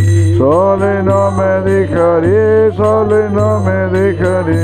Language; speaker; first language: Italian; non-native, learner; Spanish